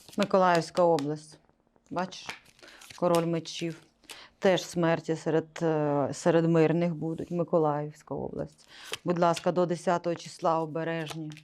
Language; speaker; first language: Ukrainian; non-native, local second language; Russian